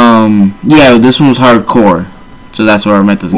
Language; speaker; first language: English; native; English